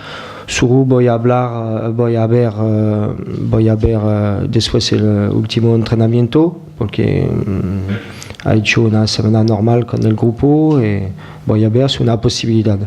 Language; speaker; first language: Spanish; non-native, fluent; French